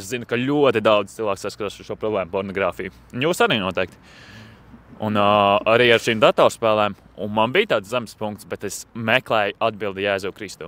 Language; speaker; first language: Latvian; native; Latvian